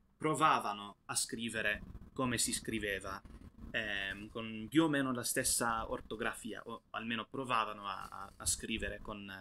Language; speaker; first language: Spanish; non-native, fluent; English